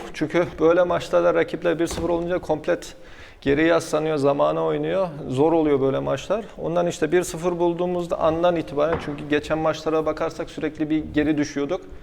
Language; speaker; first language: Turkish; early bilingual, heritage; Turkish